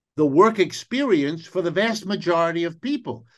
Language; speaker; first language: English; native; English